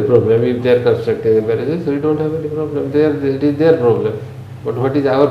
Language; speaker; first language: English; non-native, local second language; Odia